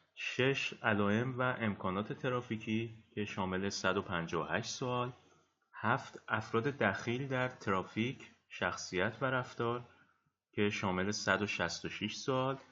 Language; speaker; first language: Persian; native; Persian